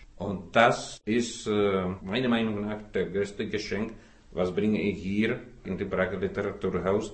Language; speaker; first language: German; non-native, fluent; Czech